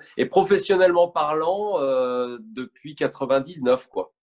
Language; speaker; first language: French; native; French